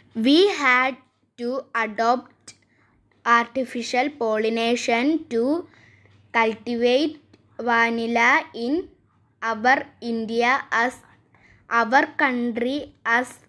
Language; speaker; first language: English; non-native, local second language; Malayalam